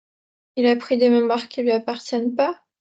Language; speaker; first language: French; native; French